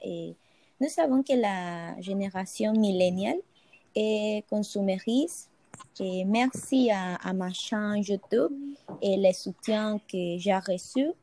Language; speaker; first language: French; non-native, fluent; Spanish